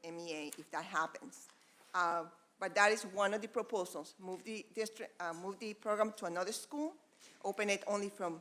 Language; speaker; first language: English; non-native, fluent; Spanish